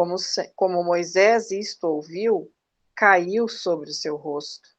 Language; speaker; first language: Portuguese; native; Portuguese